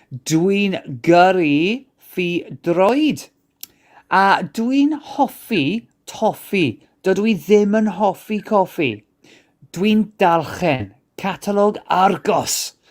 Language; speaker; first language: Welsh; non-native, learner; English